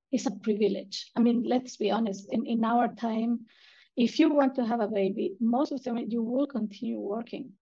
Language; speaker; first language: English; non-native, fluent; Spanish